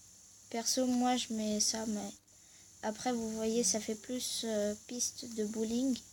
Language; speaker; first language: French; native; French